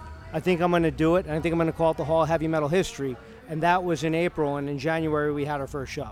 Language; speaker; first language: English; native; English